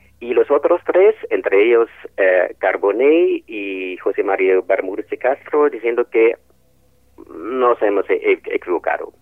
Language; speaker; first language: Spanish; non-native, fluent; German